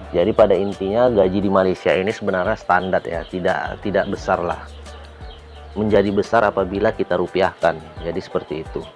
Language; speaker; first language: Indonesian; native; Indonesian